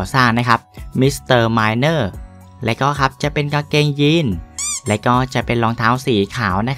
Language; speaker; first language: Thai; native; Thai